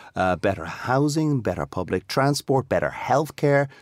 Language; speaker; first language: English; native; English